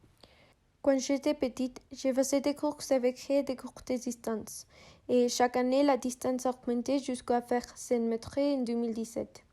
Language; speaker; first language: French; non-native, learner; Spanish